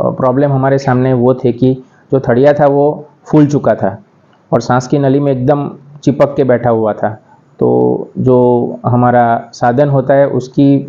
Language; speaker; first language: Hindi; non-native, local second language; Gujarati